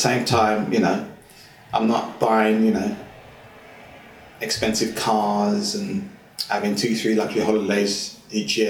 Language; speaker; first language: English; native; English